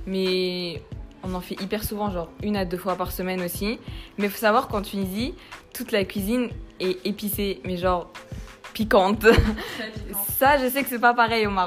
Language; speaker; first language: French; early bilingual, other home language; Arabic